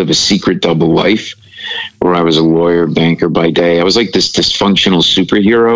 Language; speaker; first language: English; native; English